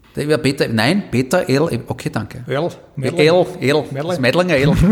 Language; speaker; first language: German; native; German